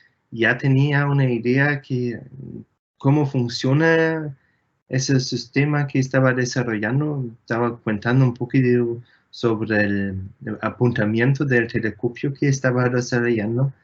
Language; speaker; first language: Spanish; non-native, fluent; German